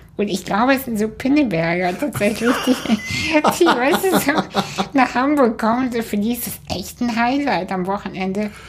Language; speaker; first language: German; early bilingual, other home language; Russian